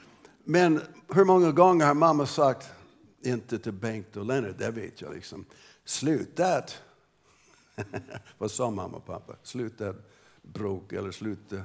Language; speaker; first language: Swedish; non-native, fluent; English